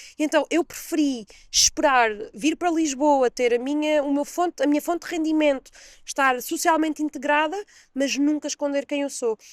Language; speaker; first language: Portuguese; native; Portuguese